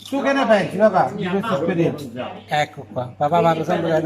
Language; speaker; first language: Italian; native; Italian